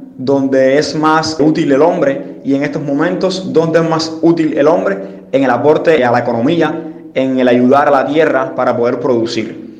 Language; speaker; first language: Spanish; native; Spanish